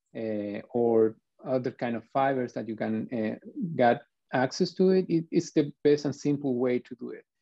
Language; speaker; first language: English; non-native, fluent; Spanish